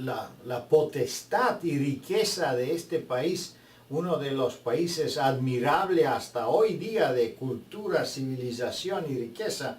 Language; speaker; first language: Spanish; non-native, fluent; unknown